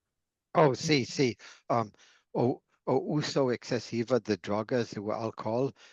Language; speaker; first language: Portuguese; non-native, learner; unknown